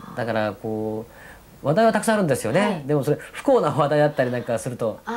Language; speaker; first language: Japanese; native; Japanese